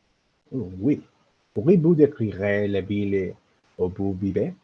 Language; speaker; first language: French; non-native, learner; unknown